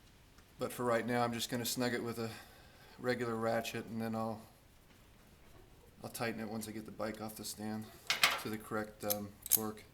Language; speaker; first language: English; native; English